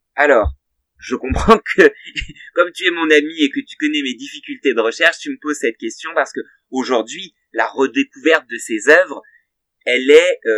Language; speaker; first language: French; native; French